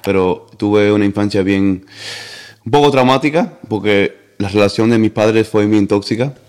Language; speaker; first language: Spanish; early bilingual, heritage; Spanish